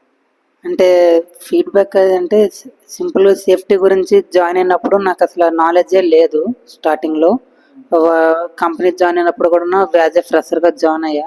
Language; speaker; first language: Telugu; native; Telugu